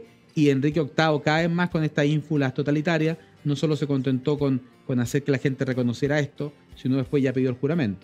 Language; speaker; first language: Spanish; native; Spanish